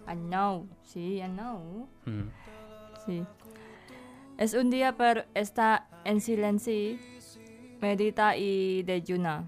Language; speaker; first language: Catalan; non-native, learner; Indonesian